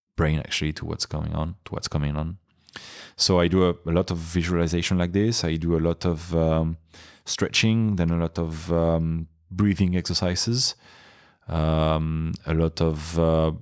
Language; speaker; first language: English; non-native, fluent; French